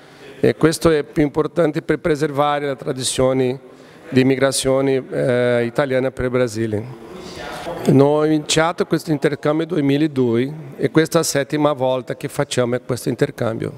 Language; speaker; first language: Italian; non-native, learner; Portuguese